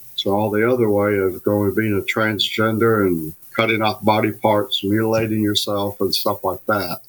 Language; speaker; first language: English; native; English